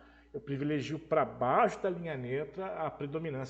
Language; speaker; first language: Portuguese; native; Portuguese